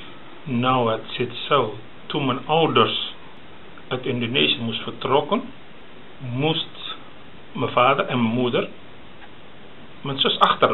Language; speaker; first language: Dutch; early bilingual, other home language; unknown